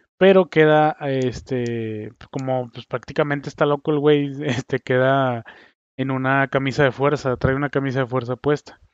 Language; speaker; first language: Spanish; native; Spanish